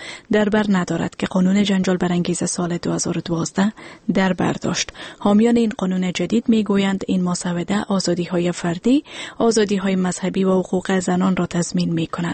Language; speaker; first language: Persian; native; Persian